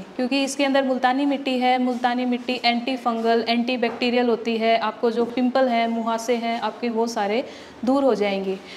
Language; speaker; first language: Hindi; native; Hindi